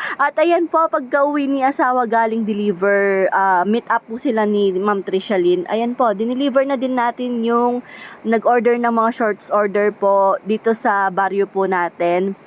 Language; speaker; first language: Filipino; native; Filipino